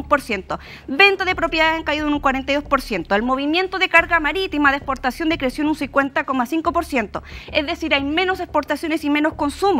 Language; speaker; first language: Spanish; native; Spanish